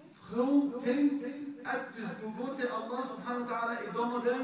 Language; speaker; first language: Danish; non-native, fluent; Arabic